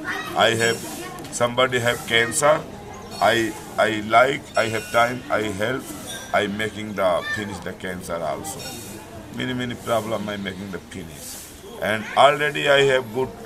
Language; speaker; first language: English; non-native, learner; Hindi